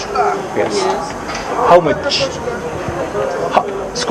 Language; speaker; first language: English; non-native, learner; Hindi